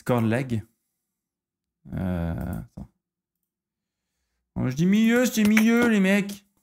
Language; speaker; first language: French; native; French